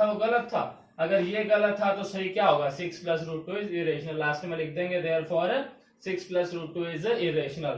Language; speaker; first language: Hindi; native; Hindi